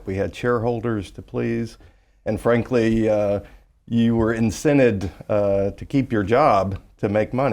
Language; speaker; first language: English; native; English